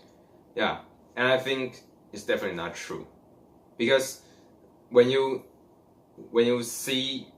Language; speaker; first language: English; non-native, learner; Chinese